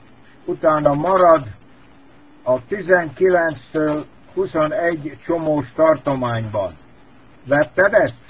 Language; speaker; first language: Hungarian; native; Hungarian